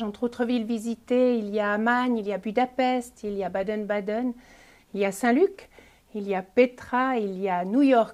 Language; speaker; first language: French; native; French